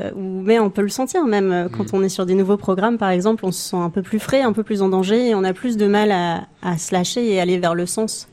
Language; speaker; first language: French; native; French